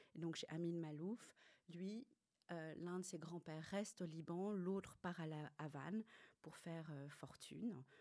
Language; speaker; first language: French; native; French